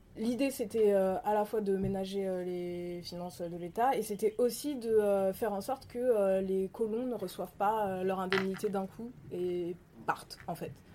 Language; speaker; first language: French; native; French